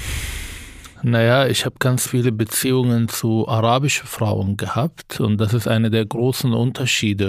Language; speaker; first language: German; non-native, fluent; Arabic